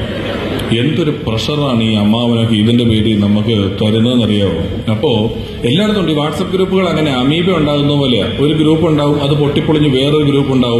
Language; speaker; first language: Malayalam; native; Malayalam